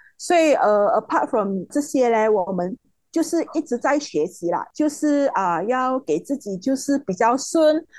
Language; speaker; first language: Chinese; native; Chinese